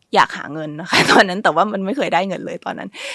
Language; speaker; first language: Thai; early bilingual, other home language; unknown